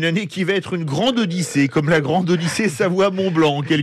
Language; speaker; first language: French; native; French